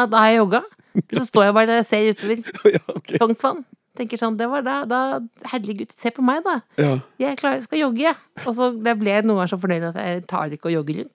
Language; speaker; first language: Norwegian; native; Norwegian